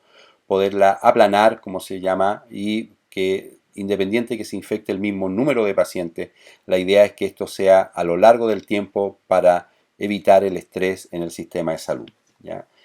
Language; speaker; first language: Spanish; native; Spanish